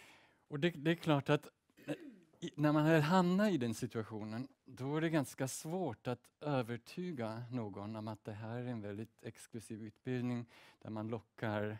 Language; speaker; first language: Swedish; early bilingual, heritage; Swedish